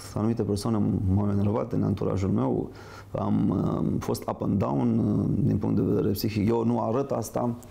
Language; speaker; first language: Romanian; native; Romanian